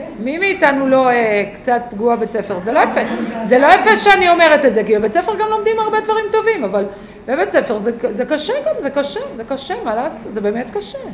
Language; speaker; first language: Hebrew; native; Hebrew